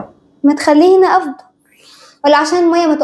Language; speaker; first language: Arabic; native; Arabic